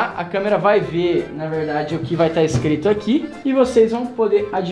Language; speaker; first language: Portuguese; native; Portuguese